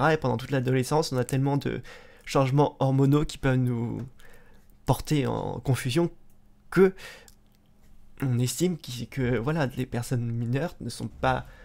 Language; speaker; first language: French; native; French